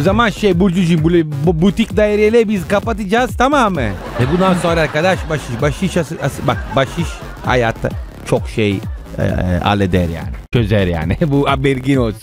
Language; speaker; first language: Turkish; non-native, fluent; Italian